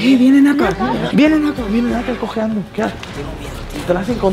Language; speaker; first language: Spanish; native; Spanish